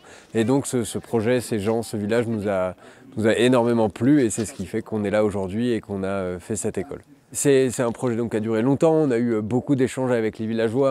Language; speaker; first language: French; native; French